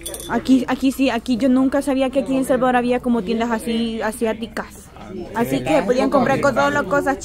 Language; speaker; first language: Spanish; native; Spanish